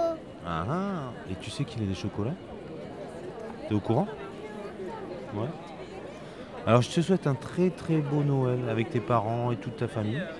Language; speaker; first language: French; native; French